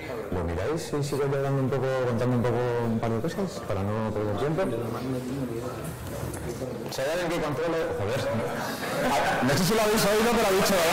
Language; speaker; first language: Spanish; native; Spanish